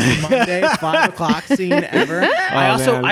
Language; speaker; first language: English; native; English